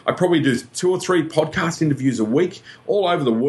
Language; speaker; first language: English; native; English